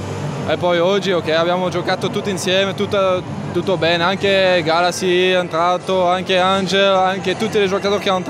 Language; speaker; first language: Italian; non-native, learner; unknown